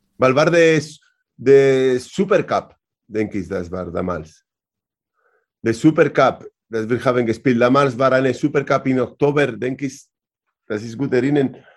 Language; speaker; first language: German; non-native, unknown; Spanish